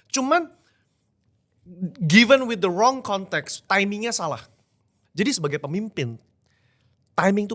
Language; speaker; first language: Indonesian; native; Indonesian